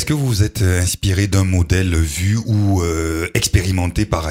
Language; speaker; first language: French; native; French